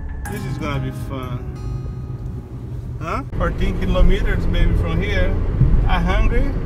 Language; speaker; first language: English; non-native, fluent; Portuguese